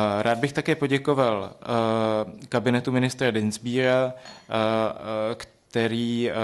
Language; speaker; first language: Czech; native; Czech